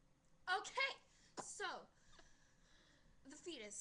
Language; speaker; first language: English; native; English